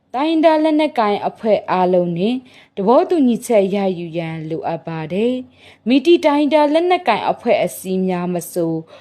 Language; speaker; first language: Burmese; non-native, local second language; Tedim Chin